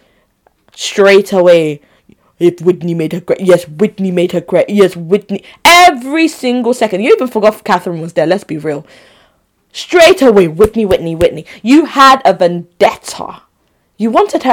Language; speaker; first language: English; non-native, local second language; Igbo